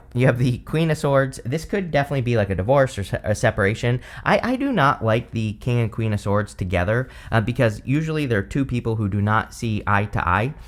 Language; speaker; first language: English; native; English